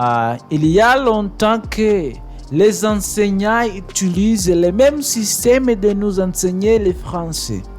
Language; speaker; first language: French; non-native, learner; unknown